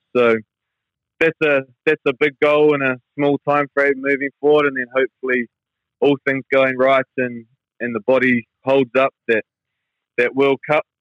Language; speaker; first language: English; native; English